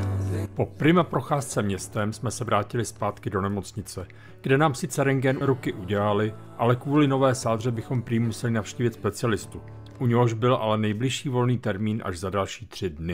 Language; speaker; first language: Czech; native; Czech